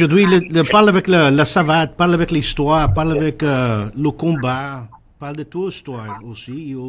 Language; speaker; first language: French; non-native, learner; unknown